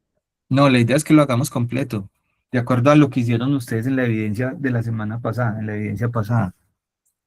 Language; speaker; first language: Spanish; native; Spanish